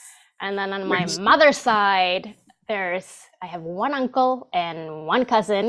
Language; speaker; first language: English; non-native, fluent; Swedish